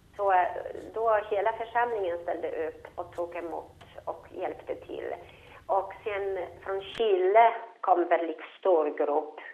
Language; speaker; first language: Swedish; non-native, fluent; Polish